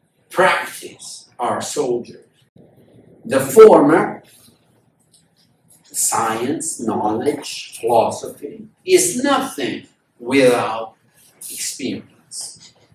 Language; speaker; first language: English; non-native, fluent; Italian